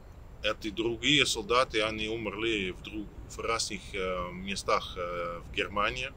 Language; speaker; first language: Russian; non-native, fluent; Dutch